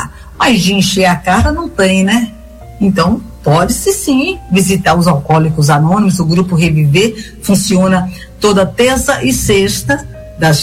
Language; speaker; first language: Portuguese; native; Portuguese